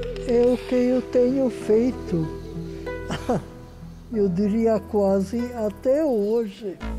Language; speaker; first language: Portuguese; non-native, fluent; Hungarian